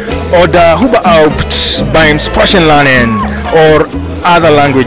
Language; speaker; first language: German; non-native, learner; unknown